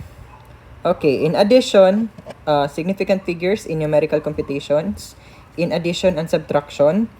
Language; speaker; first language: English; non-native, local second language; Cebuano